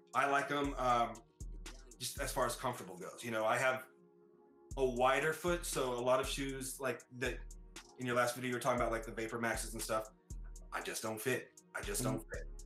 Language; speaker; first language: English; native; English